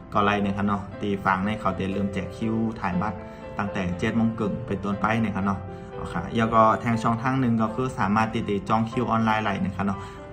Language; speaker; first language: Thai; non-native, local second language; Shan